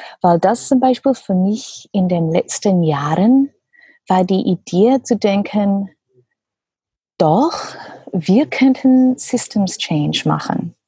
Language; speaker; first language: German; non-native, learner; English